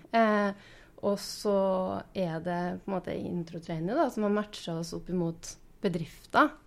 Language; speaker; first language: Norwegian; native; Norwegian